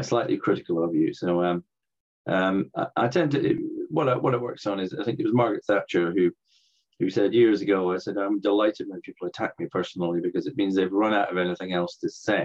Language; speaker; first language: English; native; English